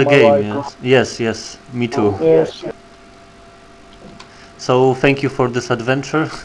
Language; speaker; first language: English; non-native, learner; Polish